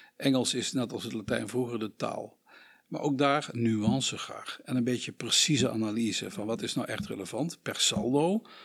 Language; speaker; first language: Dutch; native; Dutch